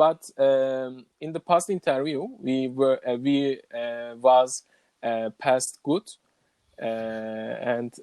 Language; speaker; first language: English; non-native, learner; Turkish